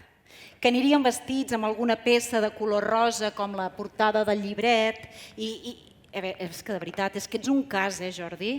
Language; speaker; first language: Catalan; native; Catalan